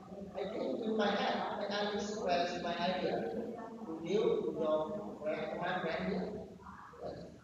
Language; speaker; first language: English; non-native, learner; Vietnamese